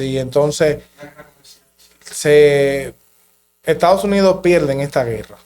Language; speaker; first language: Spanish; native; Spanish